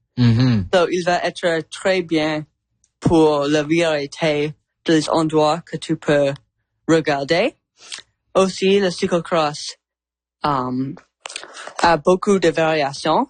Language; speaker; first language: French; non-native, learner; English